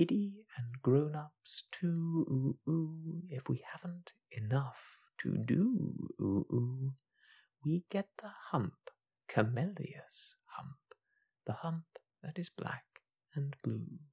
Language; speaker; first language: English; native; English